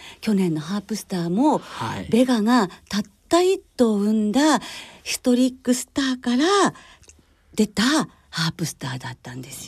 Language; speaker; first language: Japanese; native; Japanese